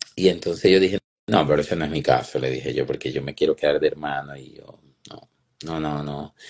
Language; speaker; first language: Spanish; native; Spanish